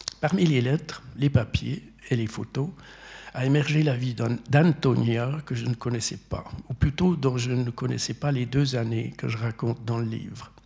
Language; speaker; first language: French; native; French